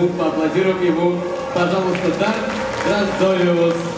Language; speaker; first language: Russian; native; Russian